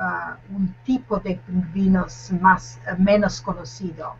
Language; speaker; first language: Spanish; non-native, learner; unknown